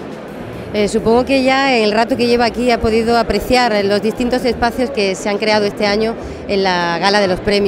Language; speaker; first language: Spanish; native; Spanish